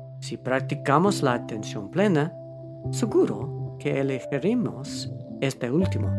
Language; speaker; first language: Spanish; non-native, fluent; English